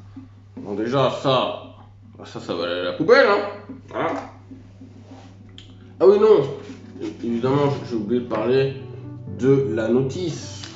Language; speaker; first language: French; native; French